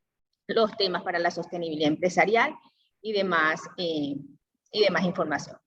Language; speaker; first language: Spanish; native; Spanish